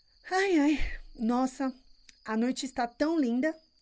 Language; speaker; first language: Portuguese; native; Portuguese